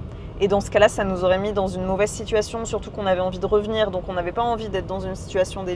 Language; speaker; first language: French; native; French